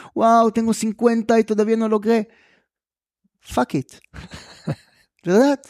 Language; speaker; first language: Spanish; non-native, fluent; Hebrew